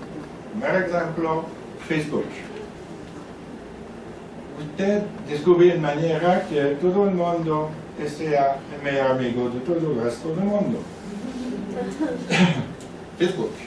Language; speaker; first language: Spanish; non-native, learner; French